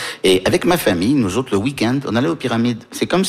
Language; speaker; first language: French; early bilingual, other home language; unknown